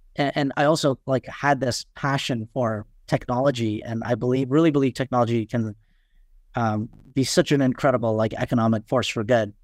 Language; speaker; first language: English; early bilingual, other home language; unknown